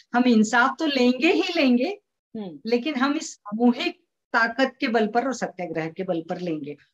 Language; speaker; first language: Hindi; non-native, local second language; Marathi